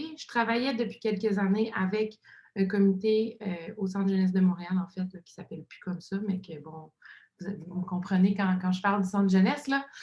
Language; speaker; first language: French; native; French